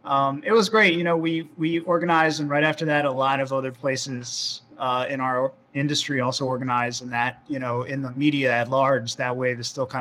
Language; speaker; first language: English; native; English